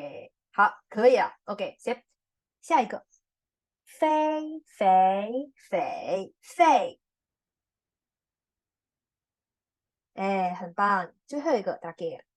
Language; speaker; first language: Chinese; non-native, fluent; Indonesian